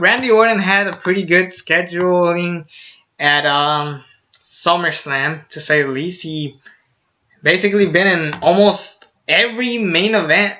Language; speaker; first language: English; native; English